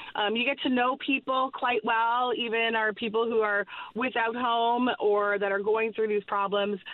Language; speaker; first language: English; native; English